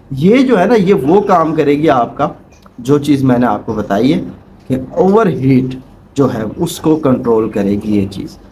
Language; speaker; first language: Urdu; non-native, local second language; Punjabi